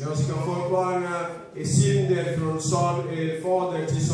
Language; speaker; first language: Swedish; non-native, fluent; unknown